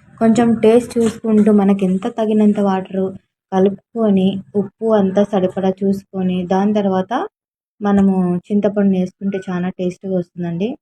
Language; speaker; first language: Telugu; non-native, local second language; Urdu